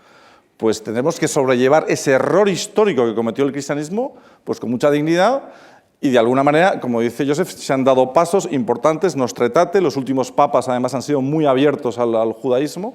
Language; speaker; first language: Spanish; native; Spanish